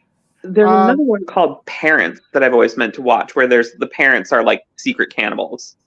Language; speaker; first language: English; native; English